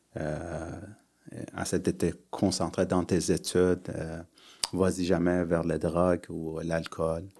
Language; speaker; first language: French; early bilingual, other home language; Persian